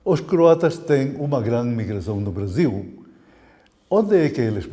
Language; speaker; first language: Portuguese; non-native, fluent; Croatian